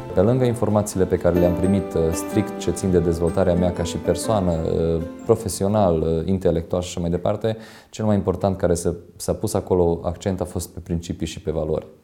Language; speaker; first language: Romanian; non-native, local second language; Hungarian